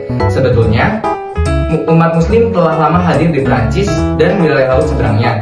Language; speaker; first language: Indonesian; native; Indonesian